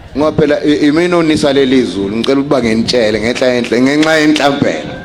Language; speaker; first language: Zulu; native; Zulu